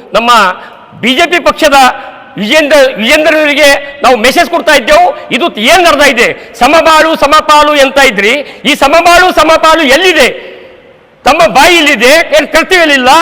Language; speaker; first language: Kannada; non-native, local second language; Marathi